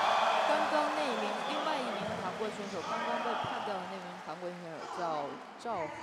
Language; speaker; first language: Chinese; native; Chinese